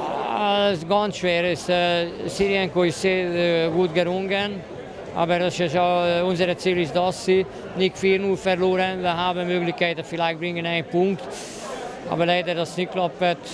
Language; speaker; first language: German; non-native, learner; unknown